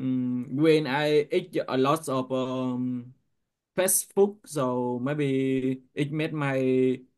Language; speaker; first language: English; non-native, learner; Vietnamese